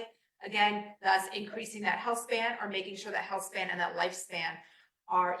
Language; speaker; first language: English; native; English